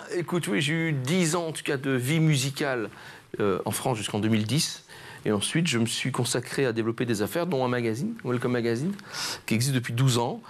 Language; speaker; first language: French; native; French